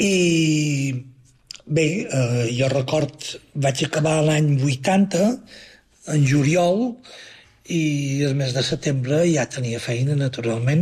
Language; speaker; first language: Catalan; native; Catalan